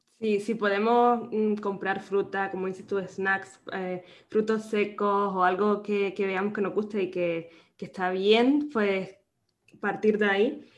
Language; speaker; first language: Spanish; native; Spanish